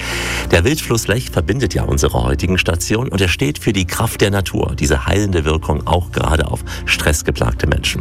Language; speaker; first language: German; native; German